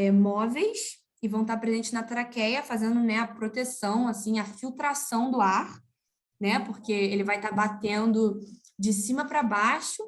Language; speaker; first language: Portuguese; native; Portuguese